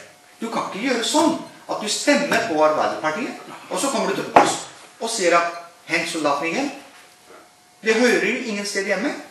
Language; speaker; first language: Norwegian; non-native, fluent; Urdu